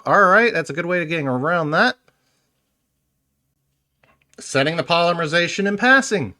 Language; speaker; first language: English; native; English